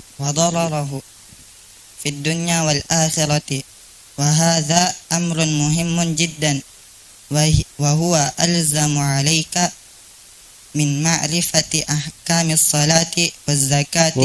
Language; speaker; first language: Arabic; non-native, learner; Indonesian